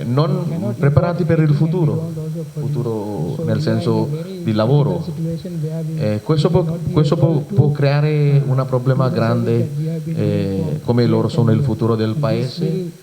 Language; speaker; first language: Italian; non-native, fluent; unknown